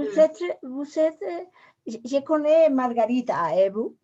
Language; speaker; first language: French; non-native, learner; Spanish